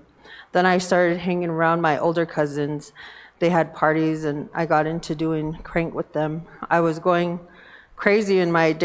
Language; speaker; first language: English; native; English